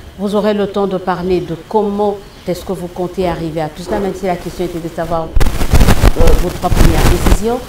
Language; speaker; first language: French; non-native, local second language; Lingala